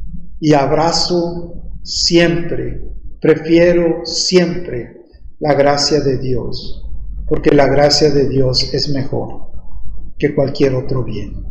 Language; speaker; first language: Spanish; native; Spanish